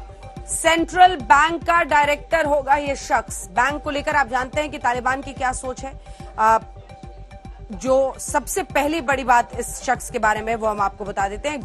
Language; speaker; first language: Hindi; native; Hindi